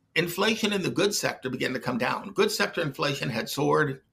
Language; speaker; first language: English; native; English